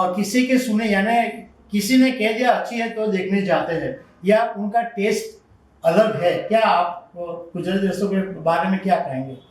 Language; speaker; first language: Hindi; non-native, local second language; Gujarati